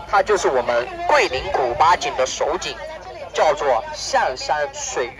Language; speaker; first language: Chinese; native; Chinese